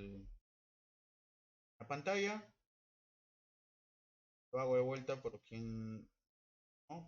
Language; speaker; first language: Spanish; native; Spanish